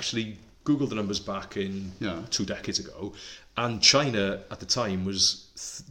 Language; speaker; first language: English; non-native, local second language; Welsh